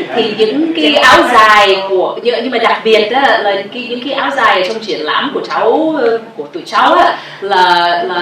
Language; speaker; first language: Vietnamese; early bilingual, heritage; Vietnamese